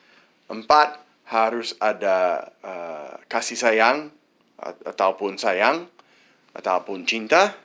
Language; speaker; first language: Indonesian; non-native, fluent; English